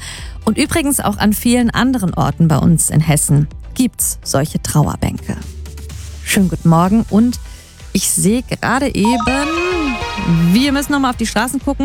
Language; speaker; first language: German; native; German